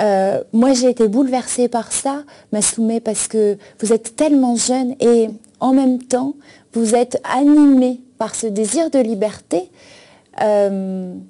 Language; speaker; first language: French; native; French